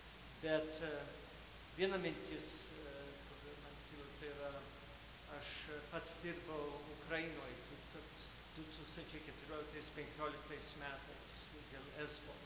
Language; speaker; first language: Lithuanian; early bilingual, heritage; Lithuanian